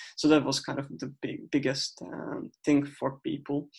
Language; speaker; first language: English; non-native, fluent; Hungarian